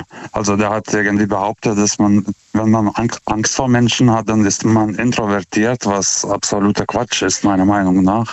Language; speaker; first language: German; non-native, fluent; Lithuanian